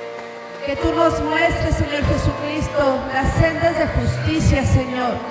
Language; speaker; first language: Spanish; native; Spanish